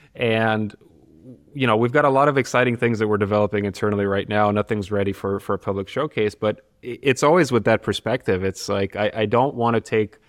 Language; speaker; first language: English; non-native, fluent; Bulgarian